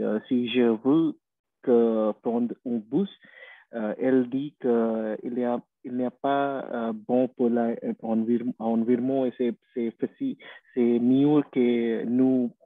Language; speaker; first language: French; non-native, learner; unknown